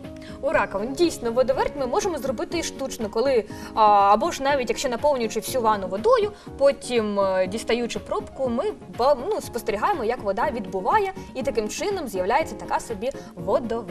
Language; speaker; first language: Ukrainian; native; Ukrainian